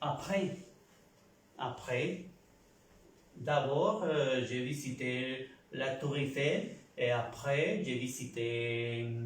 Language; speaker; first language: French; non-native, fluent; Spanish